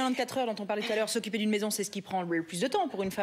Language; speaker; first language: French; native; French